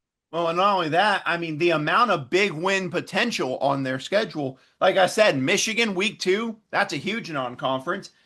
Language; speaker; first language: English; native; English